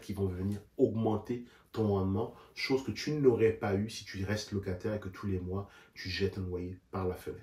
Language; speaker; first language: French; native; French